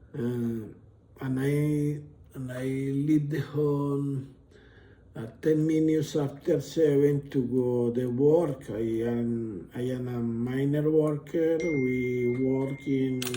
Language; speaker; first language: English; non-native, learner; Spanish